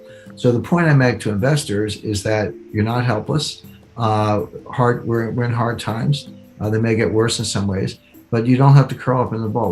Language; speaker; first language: English; native; English